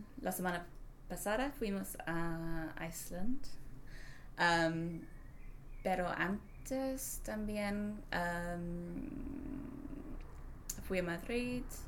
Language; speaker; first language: Spanish; non-native, learner; English